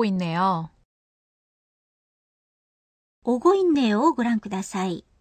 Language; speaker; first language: Japanese; non-native, fluent; Korean